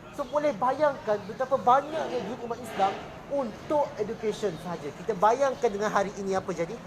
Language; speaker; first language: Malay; native; Malay